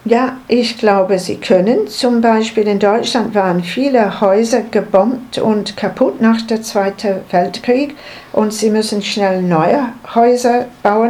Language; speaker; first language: German; non-native, learner; English